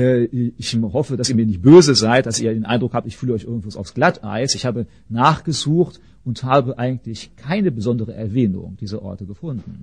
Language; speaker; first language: German; native; German